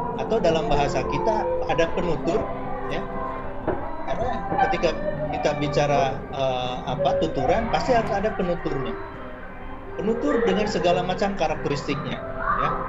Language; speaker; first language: Indonesian; non-native, local second language; Sundanese